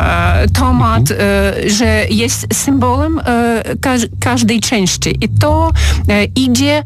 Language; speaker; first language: Polish; non-native, fluent; Ukrainian